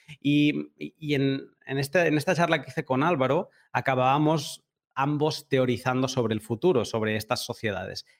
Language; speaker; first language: Spanish; native; Spanish